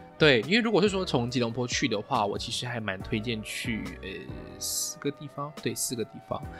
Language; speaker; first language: Chinese; native; Chinese